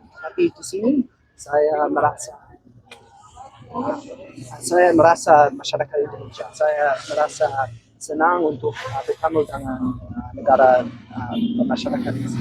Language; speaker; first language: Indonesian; non-native, fluent; English